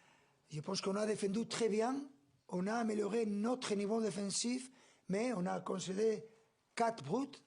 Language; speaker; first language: French; non-native, fluent; Spanish